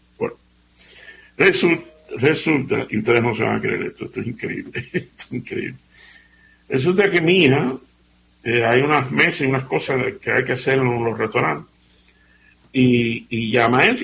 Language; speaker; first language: Spanish; native; Spanish